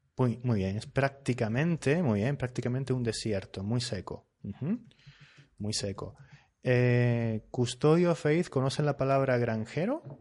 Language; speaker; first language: Spanish; native; Spanish